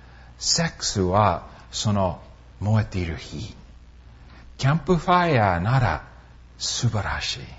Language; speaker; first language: Japanese; non-native, fluent; English